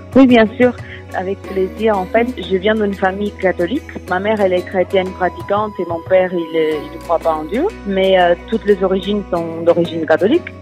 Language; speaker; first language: French; non-native, fluent; Portuguese